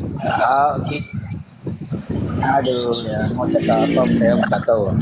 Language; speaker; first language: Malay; non-native, learner; Rohingya